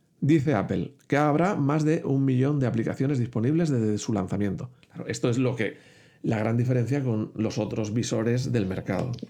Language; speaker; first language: Spanish; native; Spanish